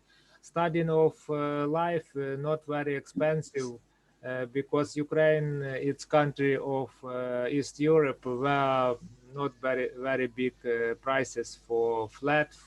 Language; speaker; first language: English; non-native, learner; Ukrainian